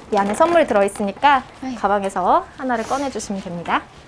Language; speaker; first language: Korean; native; Korean